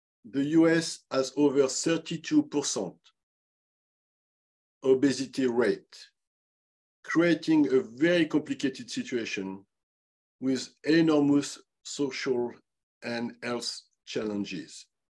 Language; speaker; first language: English; non-native, fluent; French